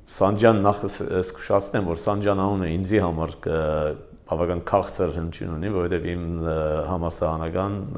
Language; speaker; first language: Armenian; early bilingual, heritage; Armenian